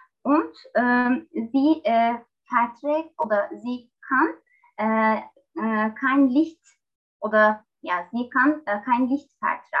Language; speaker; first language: German; non-native, learner; Turkish